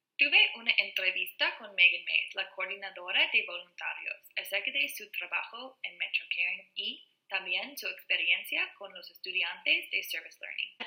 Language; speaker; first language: Spanish; non-native, learner; English